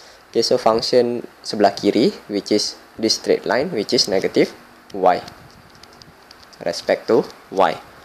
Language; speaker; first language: English; non-native, local second language; Malay